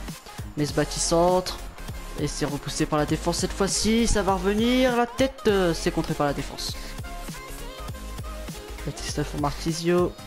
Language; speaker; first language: French; native; French